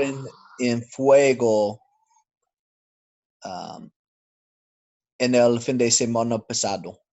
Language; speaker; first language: Spanish; non-native, learner; English